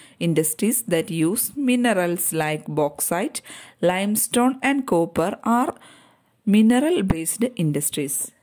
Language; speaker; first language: English; non-native, local second language; Malayalam